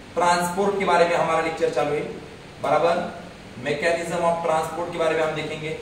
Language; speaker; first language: Hindi; non-native, local second language; Marathi